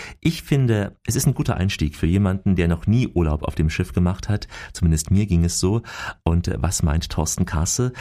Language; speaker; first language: German; native; German